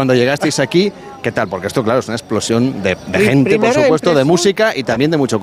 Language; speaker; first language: Spanish; native; Spanish